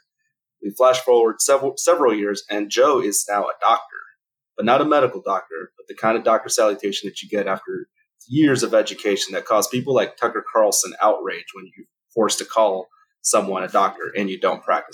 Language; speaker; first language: English; early bilingual, other home language; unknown